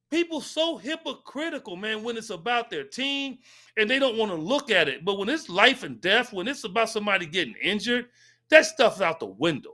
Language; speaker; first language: English; native; English